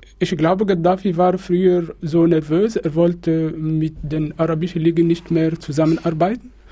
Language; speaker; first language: German; non-native, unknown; Arabic